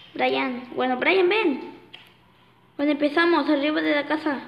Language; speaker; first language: Spanish; native; Spanish